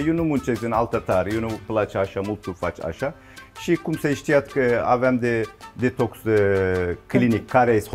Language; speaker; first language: Romanian; non-native, learner; Turkish